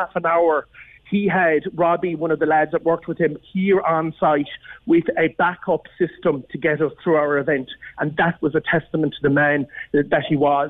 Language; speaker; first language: English; native; English